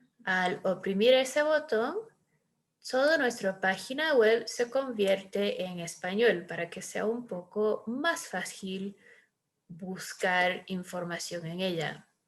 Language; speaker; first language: Spanish; early bilingual, heritage; Spanish